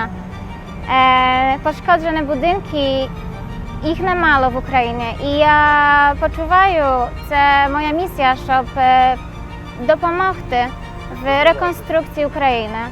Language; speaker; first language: Ukrainian; non-native, learner; Polish